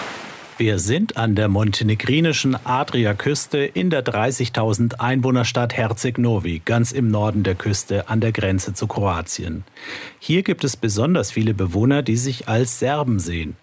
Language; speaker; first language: German; native; German